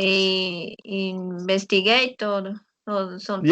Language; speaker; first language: English; non-native, learner; Spanish